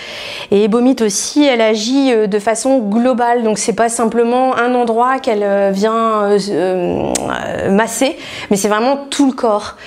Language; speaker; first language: French; native; French